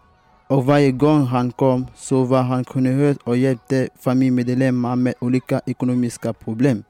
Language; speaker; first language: Swedish; non-native, fluent; French